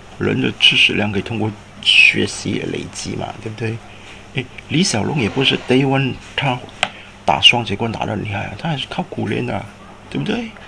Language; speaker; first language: Chinese; native; Chinese